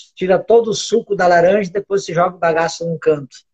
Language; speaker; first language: Portuguese; native; Portuguese